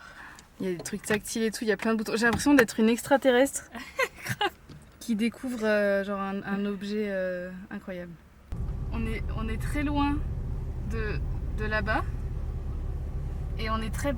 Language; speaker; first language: French; native; French